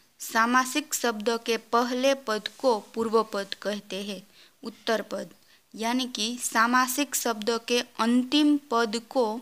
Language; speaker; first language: Hindi; non-native, local second language; Gujarati